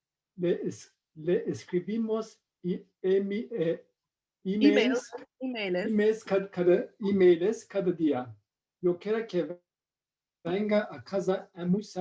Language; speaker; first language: Spanish; non-native, learner; English